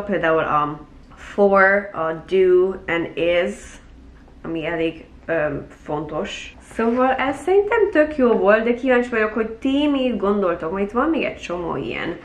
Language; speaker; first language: Hungarian; early bilingual, heritage; Hungarian